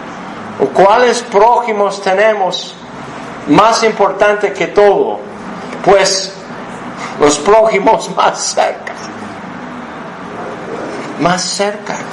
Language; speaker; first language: Spanish; non-native, fluent; English